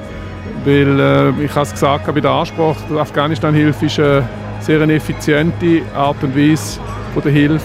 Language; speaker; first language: German; native; German